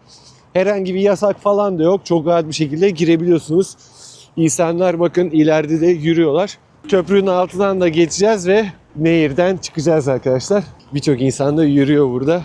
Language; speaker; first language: Turkish; native; Turkish